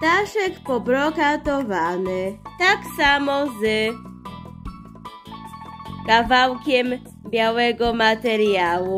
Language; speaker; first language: Polish; early bilingual, heritage; Polish